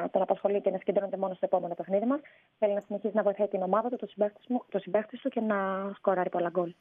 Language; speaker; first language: Greek; native; Greek